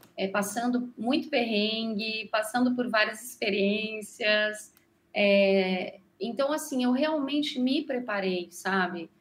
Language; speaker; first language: Portuguese; native; Portuguese